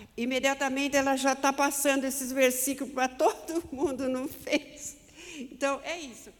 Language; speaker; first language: Portuguese; native; Portuguese